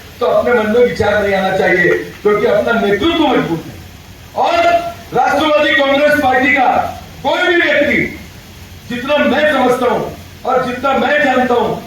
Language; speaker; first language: Hindi; non-native, local second language; Marathi